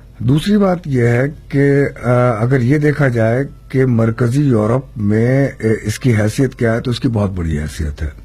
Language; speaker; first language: Urdu; native; Urdu